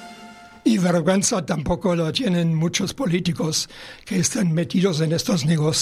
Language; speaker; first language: Spanish; non-native, fluent; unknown